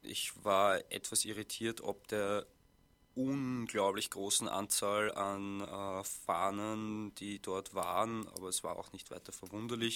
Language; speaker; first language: German; native; German